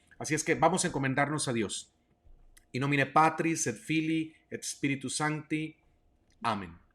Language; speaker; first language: Spanish; native; Spanish